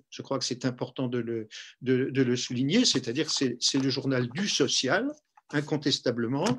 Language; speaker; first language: French; native; French